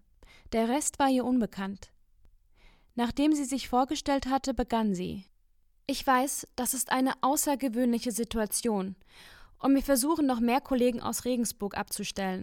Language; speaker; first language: German; native; German